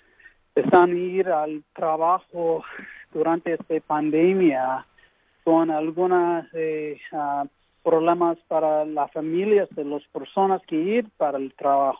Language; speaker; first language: Spanish; early bilingual, heritage; English